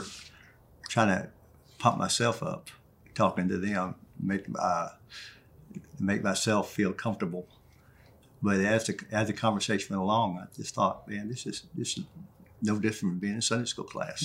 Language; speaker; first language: English; native; English